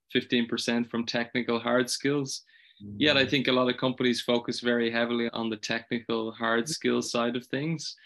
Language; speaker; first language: English; native; English